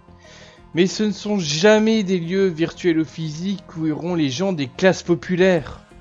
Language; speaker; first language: French; native; French